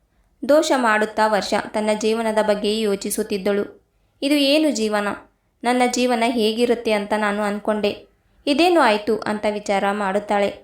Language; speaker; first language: Kannada; native; Kannada